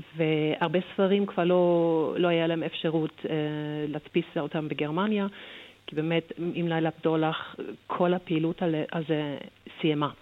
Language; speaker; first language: Hebrew; non-native, fluent; German